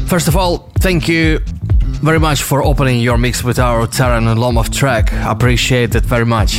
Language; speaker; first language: English; non-native, fluent; Russian